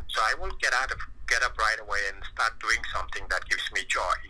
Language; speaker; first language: English; non-native, fluent; French